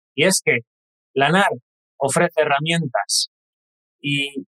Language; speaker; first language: Spanish; native; Spanish